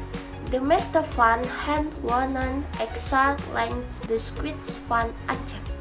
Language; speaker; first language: Dutch; non-native, learner; Indonesian